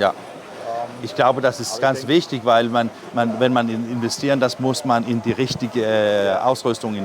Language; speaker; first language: German; non-native, learner; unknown